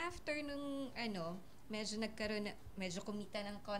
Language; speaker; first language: Filipino; native; Filipino